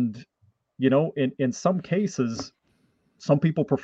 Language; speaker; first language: English; non-native, fluent; French